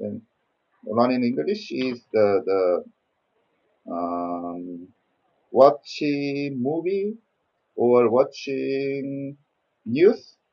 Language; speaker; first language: English; non-native, learner; Korean